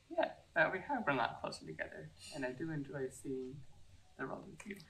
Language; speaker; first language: English; native; English